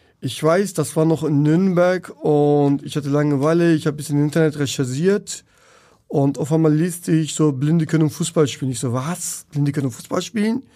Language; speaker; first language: German; non-native, fluent; Turkish